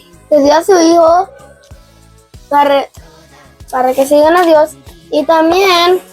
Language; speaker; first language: Spanish; early bilingual, heritage; Spanish